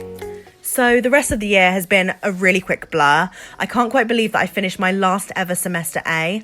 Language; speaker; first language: English; native; English